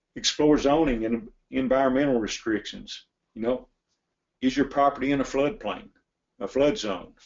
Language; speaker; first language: English; native; English